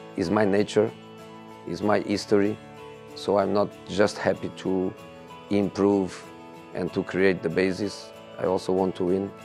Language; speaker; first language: English; non-native, fluent; Portuguese